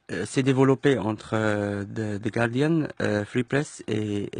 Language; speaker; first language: French; non-native, local second language; Arabic